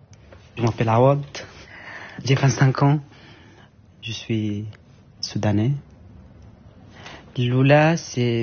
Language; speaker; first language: French; non-native, learner; Arabic